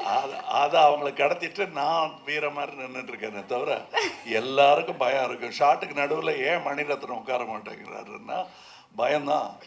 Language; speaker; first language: Tamil; native; Tamil